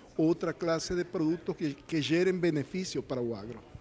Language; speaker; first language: Portuguese; non-native, fluent; Spanish